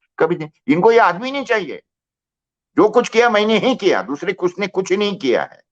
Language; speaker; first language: Hindi; non-native, local second language; Marathi